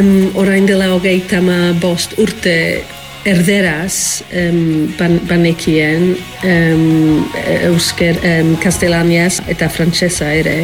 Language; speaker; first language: Basque; non-native, fluent; Welsh